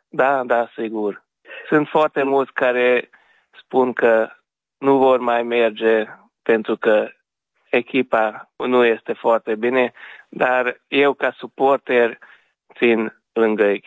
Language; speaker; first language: Romanian; early bilingual, heritage; Romanian